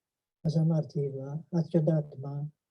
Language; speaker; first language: Hebrew; non-native, fluent; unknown